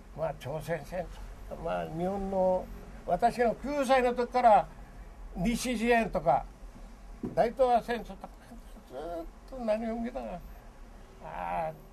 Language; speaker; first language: Japanese; early bilingual, other home language; Korean